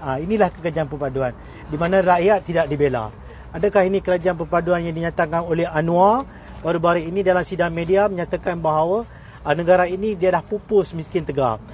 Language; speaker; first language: Malay; non-native, local second language; Tamil